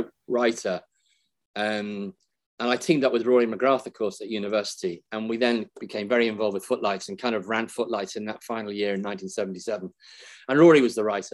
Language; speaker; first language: English; native; English